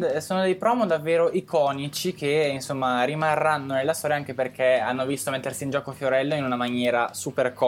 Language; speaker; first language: Italian; native; Italian